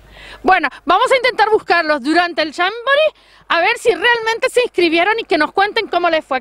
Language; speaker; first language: Spanish; native; Spanish